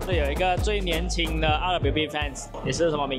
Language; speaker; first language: Chinese; native; Chinese